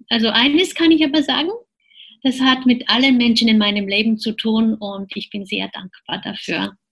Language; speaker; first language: German; non-native, fluent; Japanese